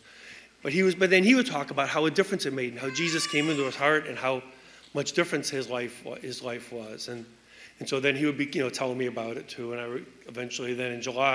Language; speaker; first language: English; native; English